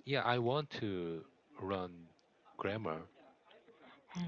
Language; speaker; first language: English; non-native, learner; Korean